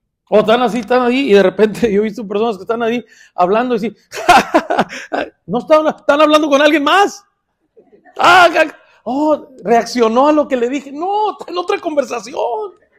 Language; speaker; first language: Spanish; native; Spanish